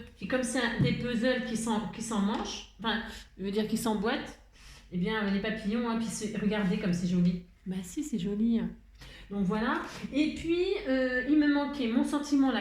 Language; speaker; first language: French; native; French